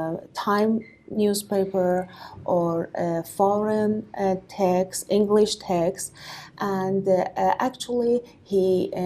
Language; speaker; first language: English; non-native, learner; Persian